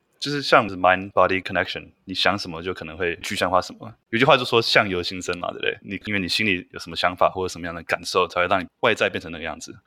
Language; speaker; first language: Chinese; native; Chinese